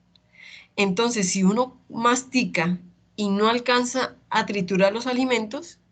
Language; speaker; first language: Spanish; native; Spanish